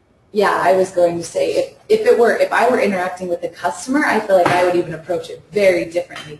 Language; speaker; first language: English; native; English